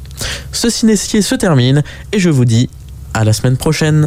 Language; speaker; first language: French; native; French